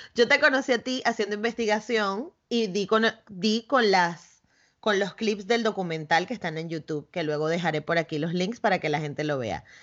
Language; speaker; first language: Spanish; native; Spanish